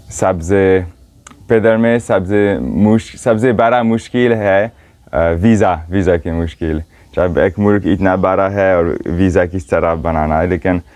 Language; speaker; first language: Hindi; non-native, learner; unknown